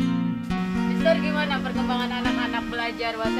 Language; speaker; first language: Indonesian; native; Indonesian